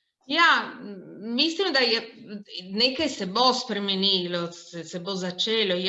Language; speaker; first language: Slovenian; non-native, local second language; Italian